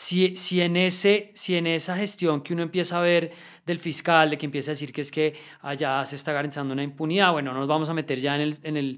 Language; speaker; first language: Spanish; native; Spanish